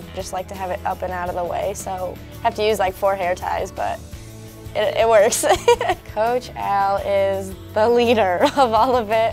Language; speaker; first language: English; native; English